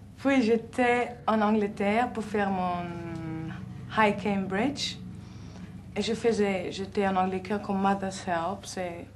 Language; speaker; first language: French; non-native, fluent; German